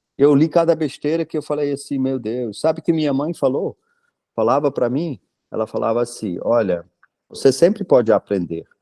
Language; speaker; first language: Portuguese; non-native, fluent; German